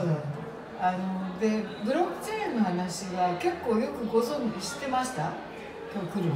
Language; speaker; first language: Japanese; native; Japanese